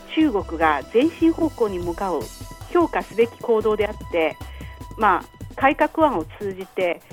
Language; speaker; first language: Japanese; non-native, fluent; Chinese